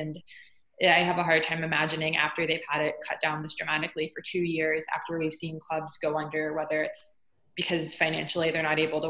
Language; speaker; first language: English; native; English